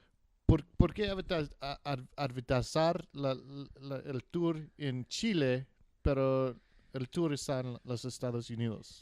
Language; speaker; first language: Spanish; non-native, learner; English